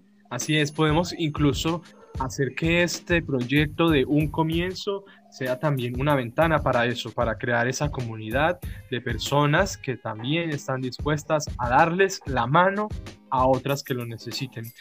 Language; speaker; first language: Spanish; native; Spanish